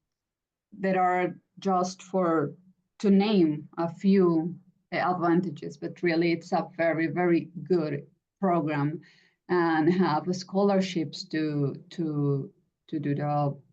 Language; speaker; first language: English; non-native, fluent; Spanish